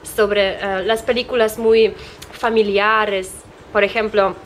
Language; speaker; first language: Spanish; non-native, fluent; Russian